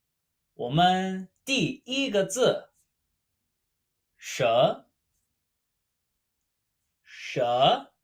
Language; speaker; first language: Chinese; non-native, fluent; English